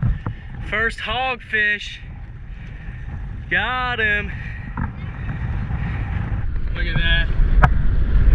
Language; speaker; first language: English; native; English